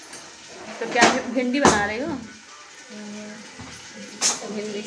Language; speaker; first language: Hindi; native; Hindi